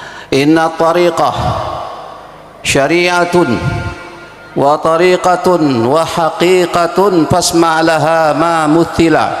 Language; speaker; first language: Arabic; non-native, fluent; Indonesian